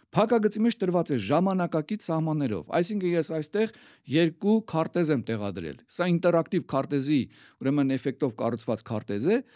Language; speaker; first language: Armenian; native; Armenian